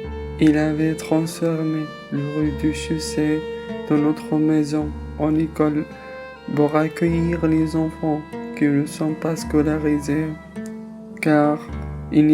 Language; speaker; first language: French; non-native, fluent; Arabic